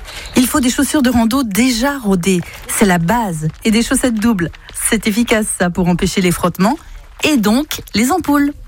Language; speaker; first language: French; native; French